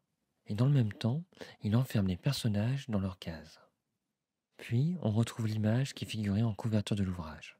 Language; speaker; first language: French; native; French